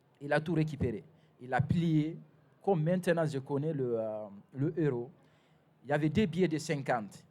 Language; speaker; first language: French; non-native, fluent; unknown